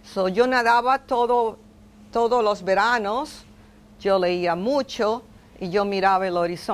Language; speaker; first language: Spanish; non-native, fluent; English